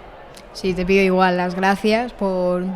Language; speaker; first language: Spanish; native; Spanish